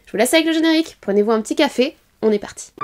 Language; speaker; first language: French; native; French